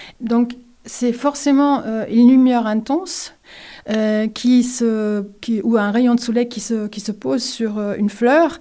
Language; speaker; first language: French; non-native, fluent; German